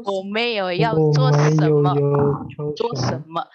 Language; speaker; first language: Chinese; non-native, fluent; Indonesian